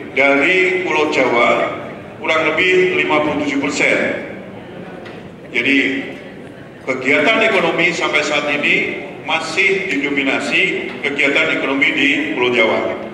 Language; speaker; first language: Indonesian; native; Indonesian